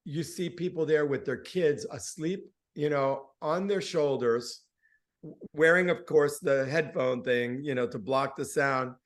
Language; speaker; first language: English; early bilingual, other home language; Spanish